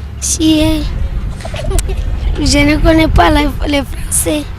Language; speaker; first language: French; non-native, learner; Swahili